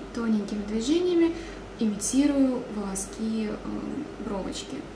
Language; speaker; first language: Russian; native; Russian